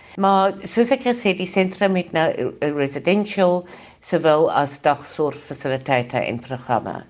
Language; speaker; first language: Afrikaans; non-native, local second language; English